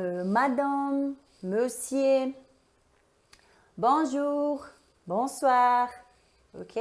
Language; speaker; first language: French; non-native, fluent; Portuguese